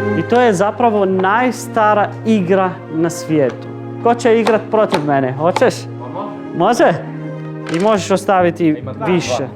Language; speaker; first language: Bosnian; non-native, fluent; Arabic